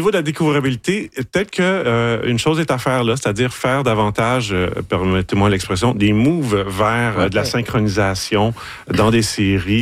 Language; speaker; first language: French; native; French